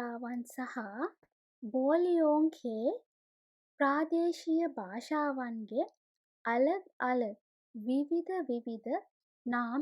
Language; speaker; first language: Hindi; non-native, fluent; Sinhala